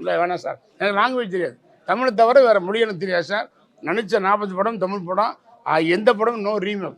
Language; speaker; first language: Tamil; native; Tamil